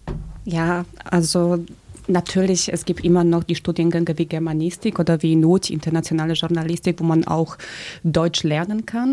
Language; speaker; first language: German; early bilingual, other home language; Polish